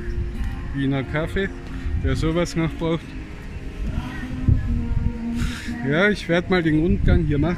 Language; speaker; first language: German; native; German